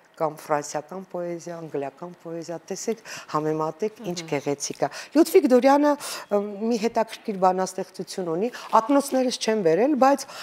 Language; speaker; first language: Armenian; native; Armenian